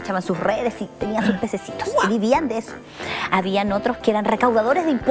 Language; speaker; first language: Spanish; native; Spanish